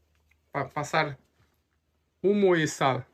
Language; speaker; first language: Spanish; non-native, learner; Portuguese